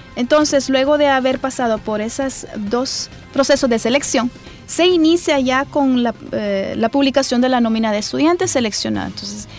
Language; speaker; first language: Spanish; native; Spanish